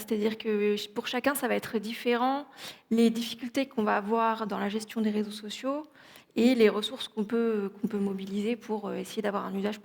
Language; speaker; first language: French; native; French